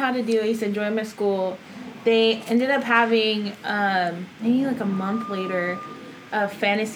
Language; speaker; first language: English; early bilingual, other home language; Spanish